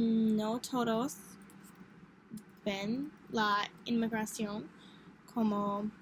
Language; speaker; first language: Spanish; non-native, learner; English